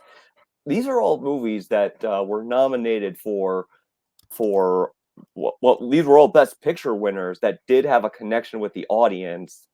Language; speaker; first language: English; native; English